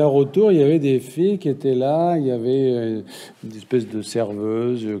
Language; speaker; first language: French; native; French